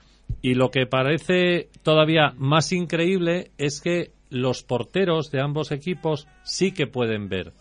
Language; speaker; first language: Spanish; native; Spanish